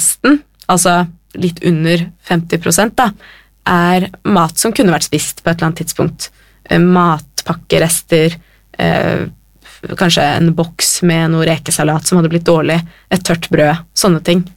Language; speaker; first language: Norwegian; native; Norwegian